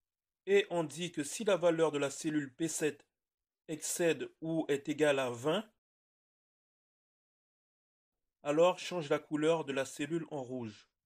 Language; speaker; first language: French; native; French